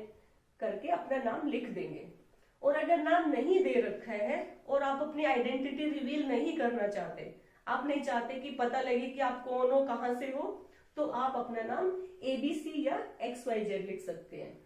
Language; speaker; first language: Hindi; native; Hindi